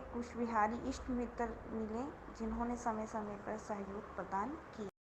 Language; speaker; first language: Hindi; non-native, local second language; Dogri